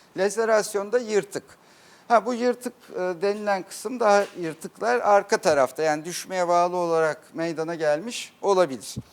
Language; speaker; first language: Turkish; native; Turkish